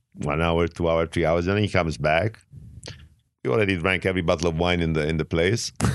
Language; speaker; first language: English; non-native, fluent; Arabic